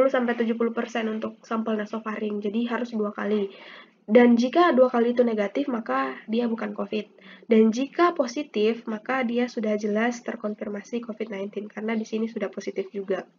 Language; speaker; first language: Indonesian; native; Indonesian